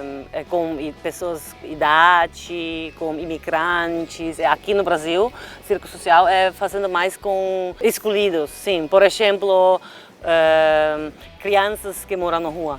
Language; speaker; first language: Portuguese; non-native, learner; Finnish